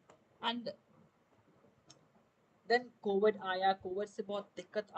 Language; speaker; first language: Hindi; non-native, local second language; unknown